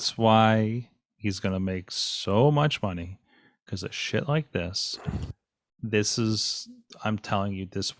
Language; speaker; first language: English; native; English